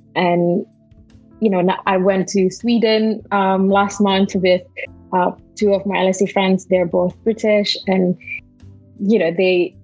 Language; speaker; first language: English; non-native, fluent; Malay